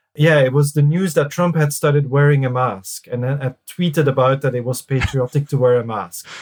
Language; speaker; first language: English; non-native, fluent; Dutch